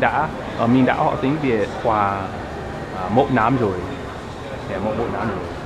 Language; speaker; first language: Vietnamese; non-native, learner; English